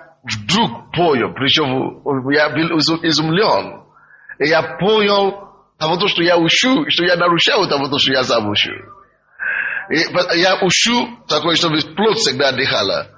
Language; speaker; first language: Russian; non-native, fluent; Yoruba